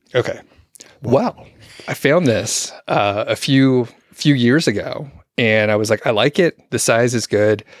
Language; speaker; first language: English; early bilingual, other home language; Filipino